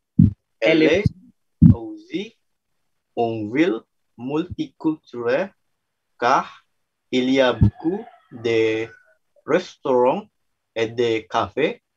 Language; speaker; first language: French; non-native, learner; Indonesian